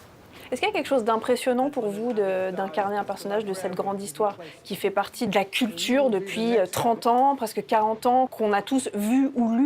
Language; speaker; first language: French; native; French